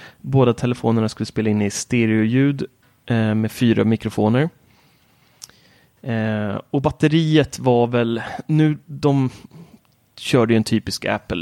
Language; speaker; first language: Swedish; native; Swedish